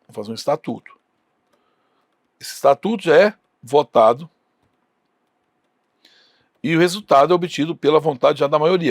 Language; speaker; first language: Portuguese; native; Portuguese